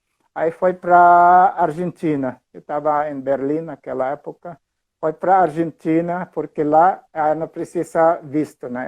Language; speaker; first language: Portuguese; non-native, fluent; Filipino